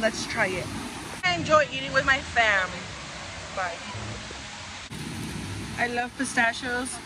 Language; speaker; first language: English; early bilingual, other home language; Spanish